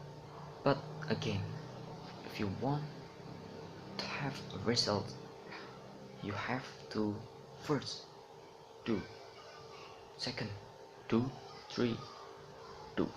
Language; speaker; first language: English; non-native, learner; Indonesian